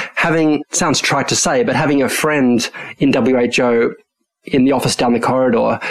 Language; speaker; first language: English; early bilingual, other home language; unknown